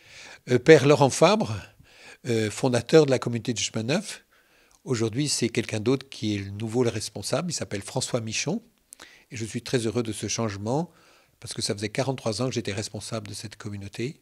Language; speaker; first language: French; native; French